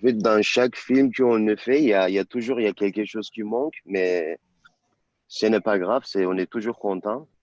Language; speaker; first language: French; non-native, learner; Turkish